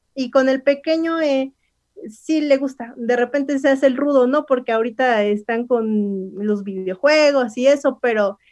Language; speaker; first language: Spanish; native; Spanish